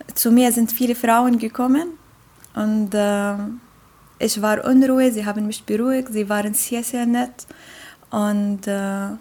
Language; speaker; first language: German; non-native, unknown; Arabic